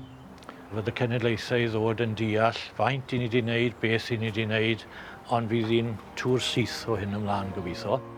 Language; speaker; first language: Welsh; native; Welsh